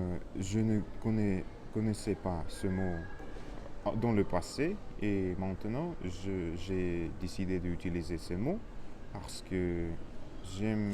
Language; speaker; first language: French; non-native, learner; Russian